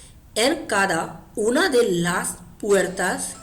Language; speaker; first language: Spanish; non-native, fluent; Hindi